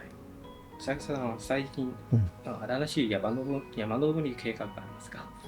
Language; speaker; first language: Japanese; non-native, learner; Chinese